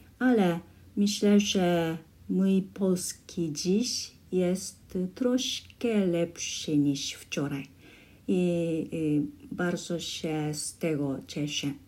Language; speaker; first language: Polish; non-native, learner; Japanese